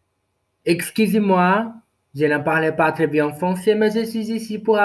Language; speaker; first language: French; non-native, learner; Portuguese